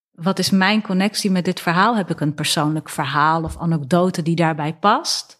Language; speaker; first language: Dutch; early bilingual, other home language; Persian